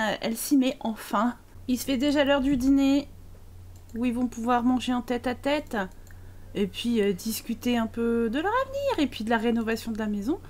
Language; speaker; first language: French; native; French